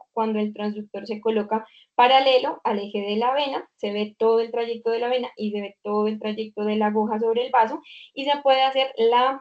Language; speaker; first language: Spanish; native; Spanish